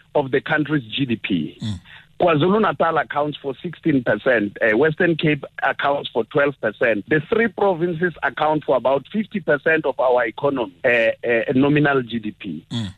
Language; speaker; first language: English; non-native, local second language; Tsonga